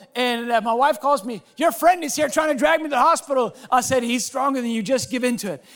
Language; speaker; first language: English; non-native, fluent; Swedish